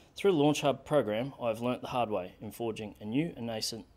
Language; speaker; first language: English; native; English